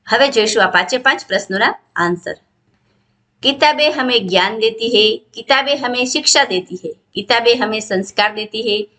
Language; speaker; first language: Hindi; non-native, local second language; Gujarati